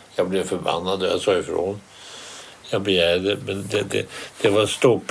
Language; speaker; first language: Swedish; native; Swedish